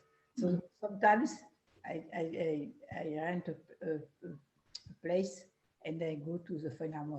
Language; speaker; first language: English; non-native, learner; French